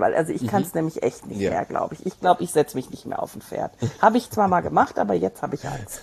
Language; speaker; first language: German; native; German